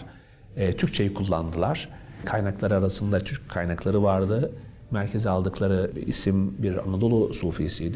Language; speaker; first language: Turkish; native; Turkish